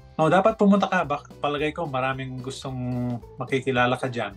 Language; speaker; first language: Filipino; non-native, fluent; English